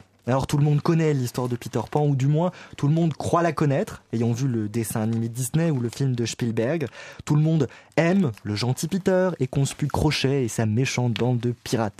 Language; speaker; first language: French; native; French